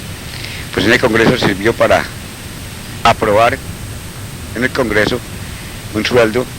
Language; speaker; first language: Spanish; native; Spanish